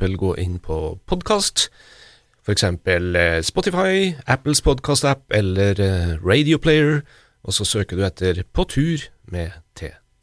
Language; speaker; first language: Norwegian; native; Norwegian